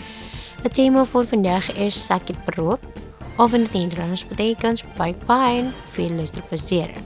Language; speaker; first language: Dutch; non-native, learner; Indonesian